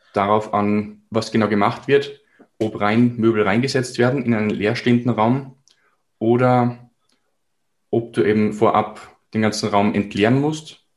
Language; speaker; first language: German; native; German